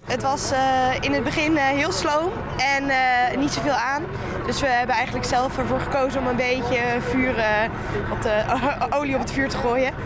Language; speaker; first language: Dutch; native; Dutch